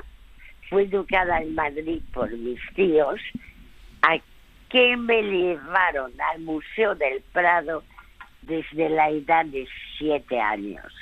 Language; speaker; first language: Spanish; early bilingual, other home language; French